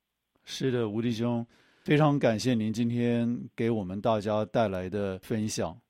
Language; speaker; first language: Chinese; native; Chinese